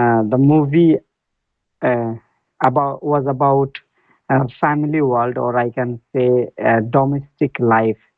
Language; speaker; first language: English; non-native, learner; Bangla